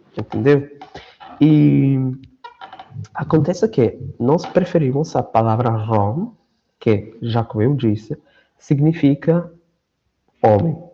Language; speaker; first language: Portuguese; non-native, fluent; Romany